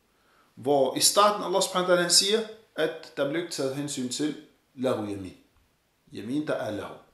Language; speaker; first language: Danish; early bilingual, other home language; Arabic